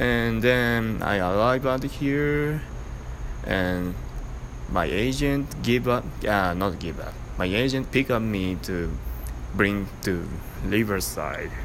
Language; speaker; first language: English; non-native, learner; Japanese